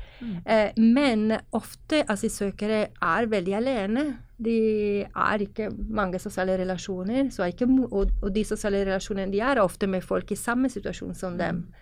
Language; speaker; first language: Norwegian; non-native, fluent; Italian